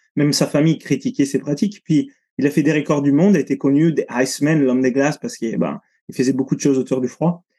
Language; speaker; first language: French; non-native, fluent; Italian